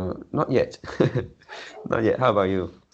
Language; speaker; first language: English; non-native, learner; Chinese